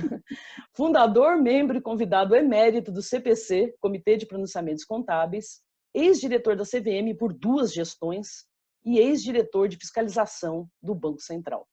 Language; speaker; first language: Portuguese; native; Portuguese